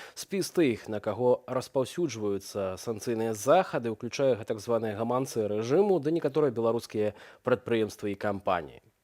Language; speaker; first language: Belarusian; native; Belarusian